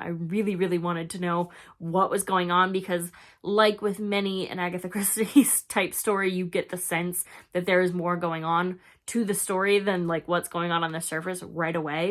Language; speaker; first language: English; native; English